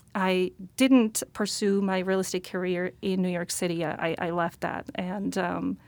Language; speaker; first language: English; non-native, fluent; Slovak